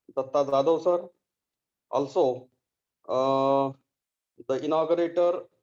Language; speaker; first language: English; non-native, local second language; Marathi